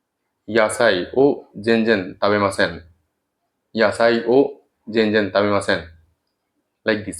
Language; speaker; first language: Japanese; non-native, fluent; Bangla